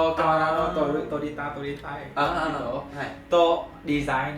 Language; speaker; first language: Japanese; non-native, learner; Vietnamese